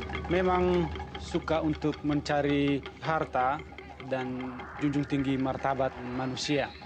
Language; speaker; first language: Indonesian; native; Indonesian